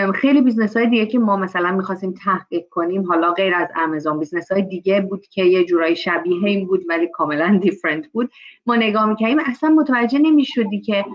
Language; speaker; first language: Persian; early bilingual, heritage; Persian